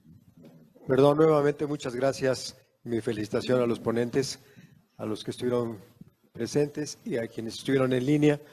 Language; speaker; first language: Spanish; native; Spanish